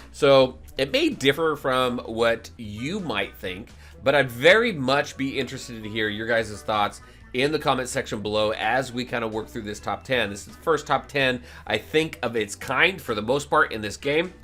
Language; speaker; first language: English; native; English